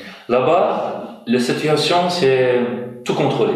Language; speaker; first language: French; non-native, fluent; Uyghur